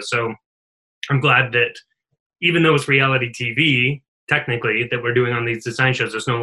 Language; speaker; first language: English; native; English